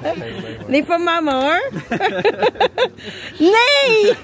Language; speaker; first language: Dutch; non-native, learner; Filipino